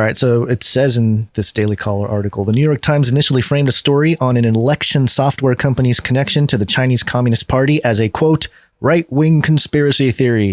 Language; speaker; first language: English; native; English